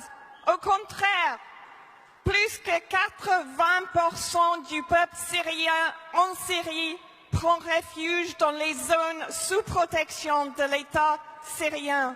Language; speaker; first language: French; non-native, fluent; English